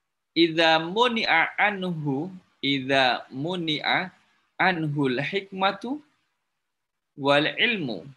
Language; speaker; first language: Arabic; non-native, fluent; Indonesian